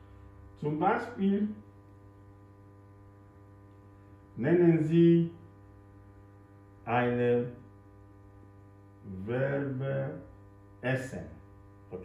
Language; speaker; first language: German; non-native, fluent; French